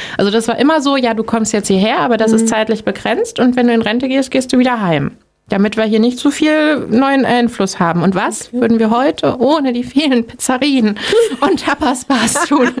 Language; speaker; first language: German; native; German